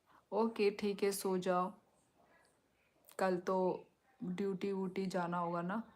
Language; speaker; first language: Hindi; non-native, local second language; Kok Borok